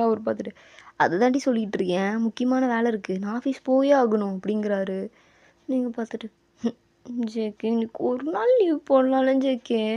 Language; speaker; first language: Tamil; native; Tamil